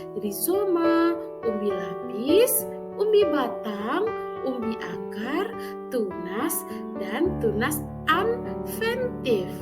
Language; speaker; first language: Indonesian; native; Indonesian